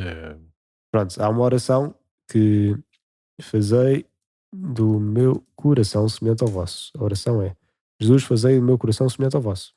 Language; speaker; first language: Portuguese; native; Portuguese